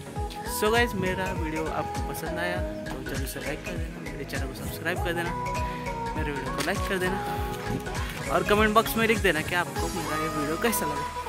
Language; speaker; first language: Hindi; non-native, local second language; Marathi